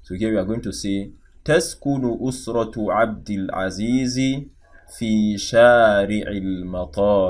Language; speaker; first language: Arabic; non-native, fluent; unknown